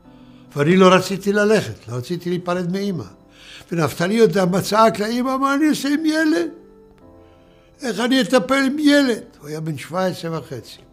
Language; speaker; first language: Hebrew; early bilingual, other home language; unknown